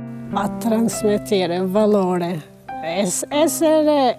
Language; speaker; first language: Italian; non-native, learner; Albanian